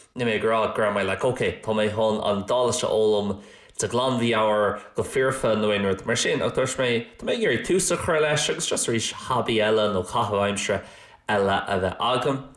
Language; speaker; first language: Irish; non-native, local second language; English